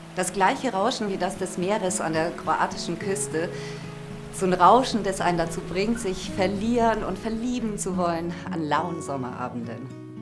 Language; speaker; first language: German; early bilingual, other home language; Croatian